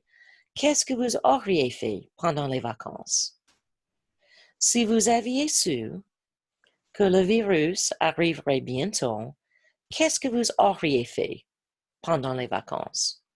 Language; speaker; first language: French; non-native, fluent; English